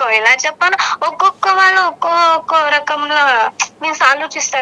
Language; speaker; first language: Telugu; non-native, local second language; Kannada